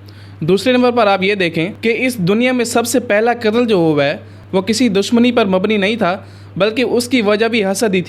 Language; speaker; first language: Urdu; native; Urdu